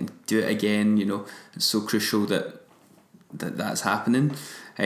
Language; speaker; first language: English; native; English